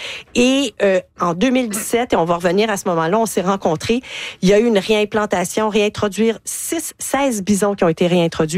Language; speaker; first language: French; native; French